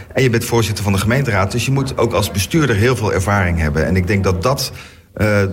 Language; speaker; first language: Dutch; native; Dutch